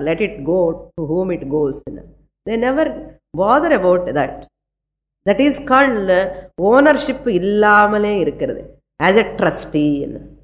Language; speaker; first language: English; non-native, local second language; Tamil